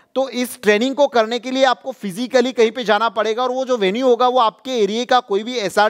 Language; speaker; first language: Hindi; non-native, local second language; Gujarati